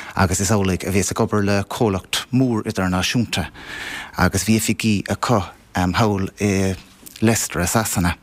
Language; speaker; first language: Irish; non-native, local second language; English